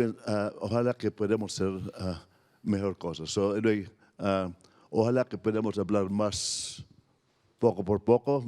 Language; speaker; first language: Spanish; non-native, fluent; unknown